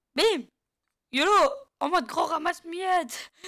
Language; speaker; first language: French; native; French